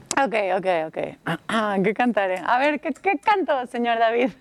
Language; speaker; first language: Spanish; native; Spanish